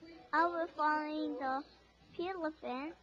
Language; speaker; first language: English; non-native, learner; Korean